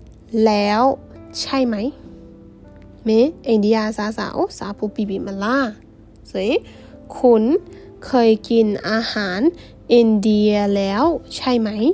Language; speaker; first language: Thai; non-native, fluent; Burmese